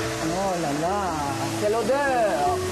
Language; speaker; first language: French; non-native, fluent; German